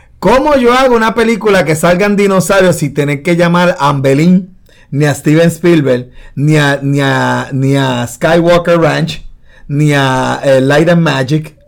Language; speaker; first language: Spanish; native; Spanish